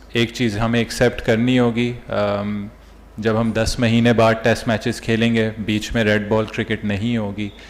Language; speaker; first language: Urdu; native; Urdu